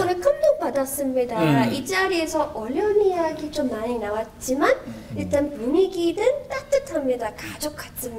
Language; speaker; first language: Korean; non-native, learner; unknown